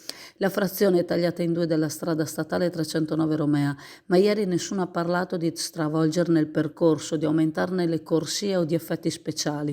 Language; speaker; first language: Italian; native; Italian